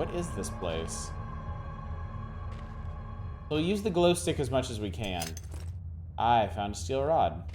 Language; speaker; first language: English; native; English